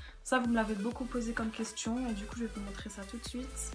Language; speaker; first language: French; native; French